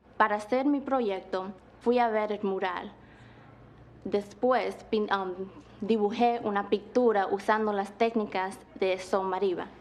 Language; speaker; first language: Spanish; non-native, learner; English